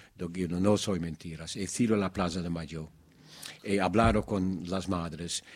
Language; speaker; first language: Spanish; non-native, learner; Dutch